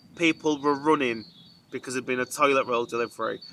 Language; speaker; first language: English; native; English